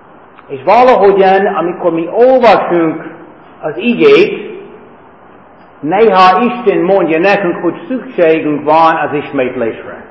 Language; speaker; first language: Hungarian; non-native, fluent; English